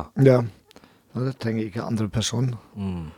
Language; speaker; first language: Norwegian; non-native, learner; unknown